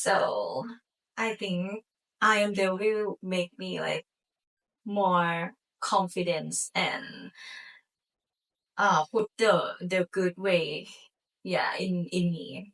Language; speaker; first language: English; non-native, learner; Thai